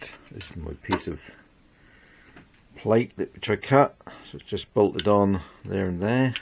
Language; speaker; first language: English; native; English